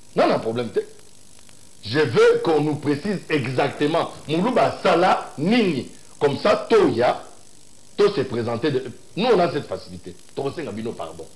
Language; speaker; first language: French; non-native, local second language; Luba-Lulua